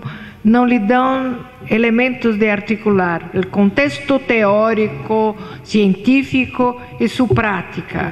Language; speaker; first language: Spanish; non-native, fluent; Portuguese